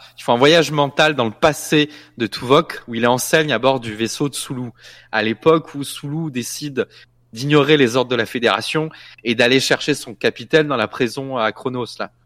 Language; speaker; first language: French; native; French